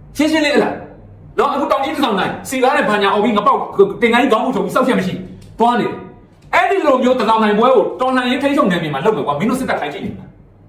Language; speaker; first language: Burmese; native; Burmese